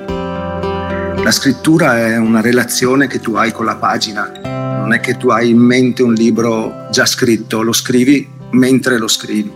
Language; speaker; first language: Italian; native; Italian